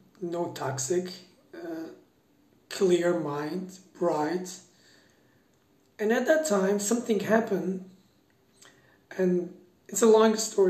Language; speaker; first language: English; non-native, fluent; Persian